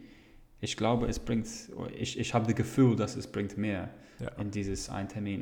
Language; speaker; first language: German; non-native, fluent; English